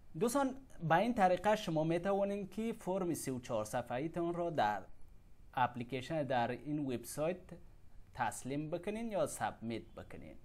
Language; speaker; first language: Persian; native; Persian